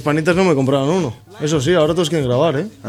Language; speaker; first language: Spanish; native; Spanish